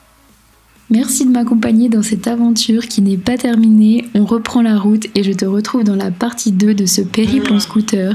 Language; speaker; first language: French; native; French